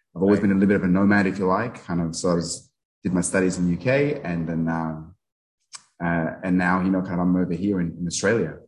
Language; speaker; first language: English; early bilingual, other home language; Nepali